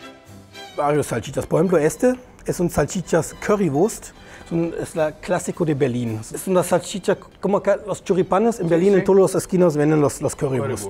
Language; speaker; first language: Spanish; non-native, learner; German